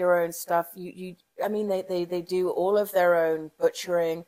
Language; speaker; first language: English; native; English